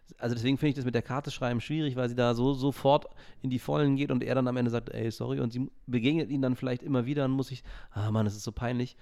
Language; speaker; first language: German; native; German